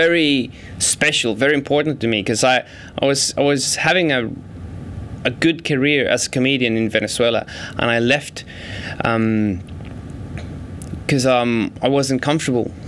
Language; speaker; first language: English; non-native, fluent; Spanish